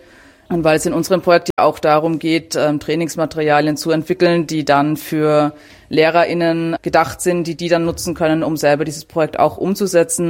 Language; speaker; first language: German; native; German